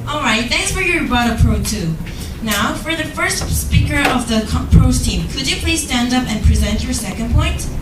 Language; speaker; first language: English; non-native, fluent; Korean